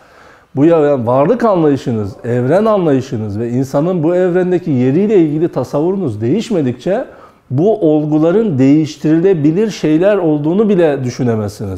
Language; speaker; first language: Turkish; native; Turkish